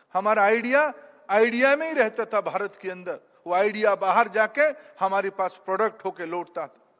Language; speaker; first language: Hindi; non-native, local second language; Odia